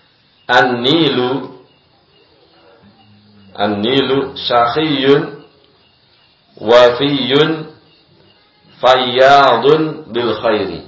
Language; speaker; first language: Arabic; non-native, fluent; Indonesian